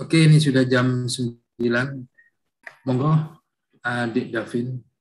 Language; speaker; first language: Indonesian; non-native, local second language; Javanese